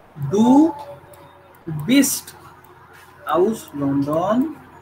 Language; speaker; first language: German; non-native, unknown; Marathi